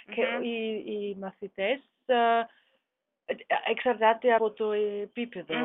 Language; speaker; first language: Greek; non-native, learner; German